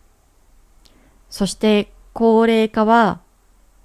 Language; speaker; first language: Japanese; native; Japanese